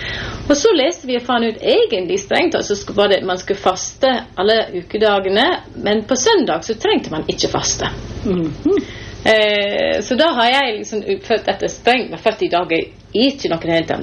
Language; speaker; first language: Norwegian; non-native, fluent; English